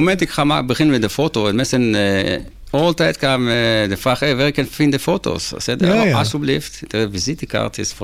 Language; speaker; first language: Dutch; non-native, learner; Hebrew